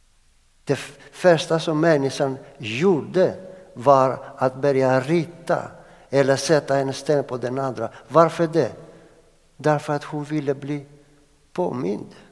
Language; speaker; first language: Swedish; non-native, fluent; Greek